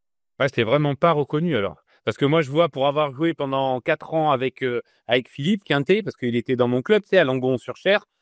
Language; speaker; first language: French; native; French